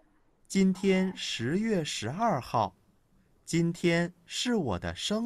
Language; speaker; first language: Chinese; non-native, learner; Vietnamese